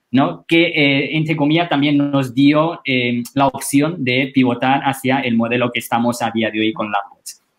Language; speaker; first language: Spanish; non-native, fluent; Chinese